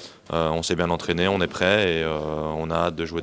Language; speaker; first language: French; native; French